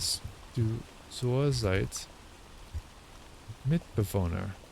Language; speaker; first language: German; non-native, learner; English